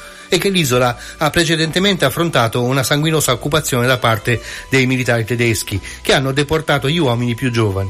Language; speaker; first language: Italian; native; Italian